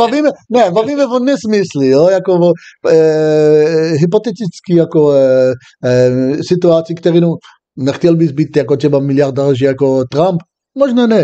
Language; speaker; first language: Czech; non-native, fluent; Hebrew